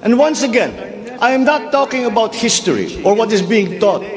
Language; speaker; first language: English; non-native, local second language; Filipino